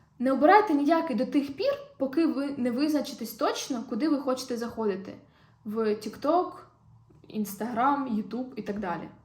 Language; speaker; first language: Ukrainian; non-native, local second language; Russian